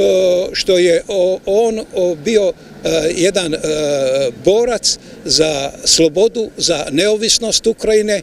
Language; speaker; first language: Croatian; early bilingual, other home language; Ukrainian